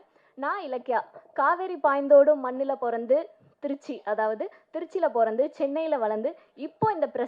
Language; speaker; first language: Tamil; native; Tamil